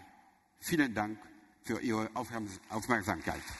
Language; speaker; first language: German; non-native, learner; French